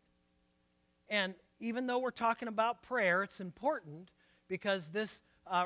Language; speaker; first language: English; native; English